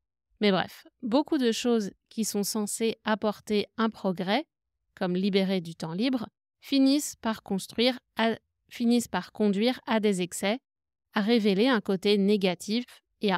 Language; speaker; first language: French; native; French